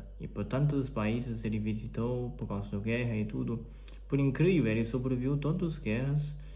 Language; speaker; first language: Portuguese; non-native, learner; Chinese